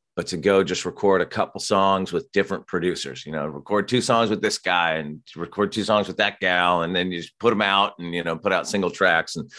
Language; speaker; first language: English; native; English